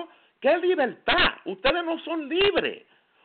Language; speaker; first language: Spanish; native; Spanish